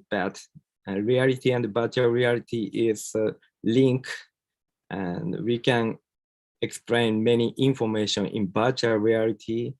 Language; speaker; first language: English; non-native, learner; Japanese